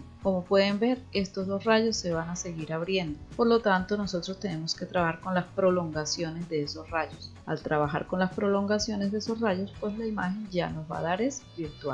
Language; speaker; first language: Spanish; native; Spanish